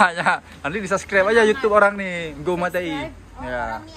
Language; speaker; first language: Indonesian; non-native, local second language; Achinese